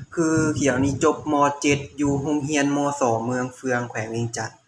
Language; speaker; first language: Lao; native; Lao